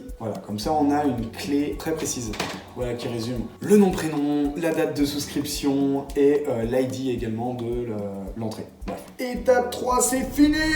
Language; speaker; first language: French; native; French